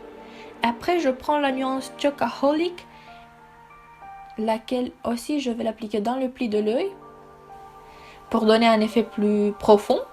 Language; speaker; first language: French; non-native, fluent; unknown